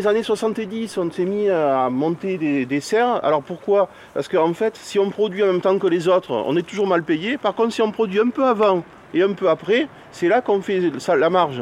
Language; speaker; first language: French; native; French